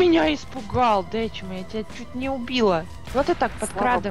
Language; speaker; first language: Russian; native; Russian